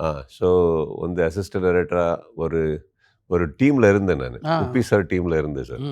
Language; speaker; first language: Tamil; non-native, learner; Kannada